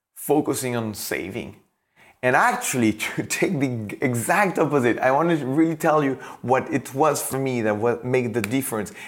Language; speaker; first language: English; non-native, fluent; French